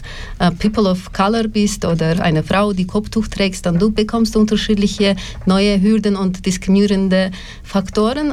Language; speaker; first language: German; non-native, learner; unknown